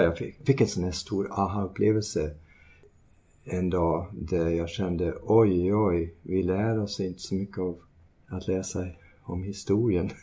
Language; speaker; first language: Swedish; early bilingual, heritage; Swedish